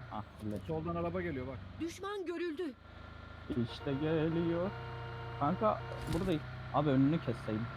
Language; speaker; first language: Turkish; native; Turkish